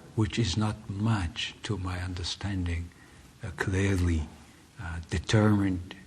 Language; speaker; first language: English; non-native, fluent; Mongolian